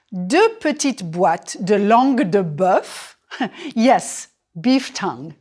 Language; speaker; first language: French; non-native, fluent; English